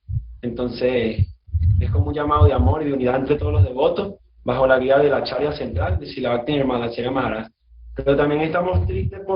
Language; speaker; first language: Spanish; native; Spanish